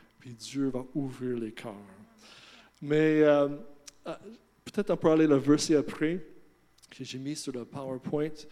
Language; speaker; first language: French; non-native, fluent; English